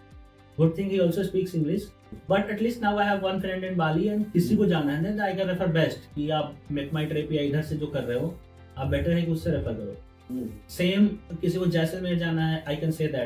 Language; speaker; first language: Hindi; native; Hindi